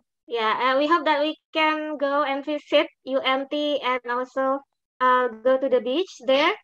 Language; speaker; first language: English; non-native, fluent; Indonesian